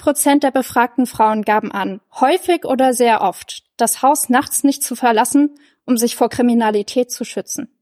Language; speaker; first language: German; native; German